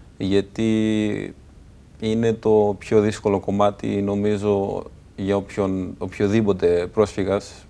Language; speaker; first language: Greek; non-native, fluent; Kurdish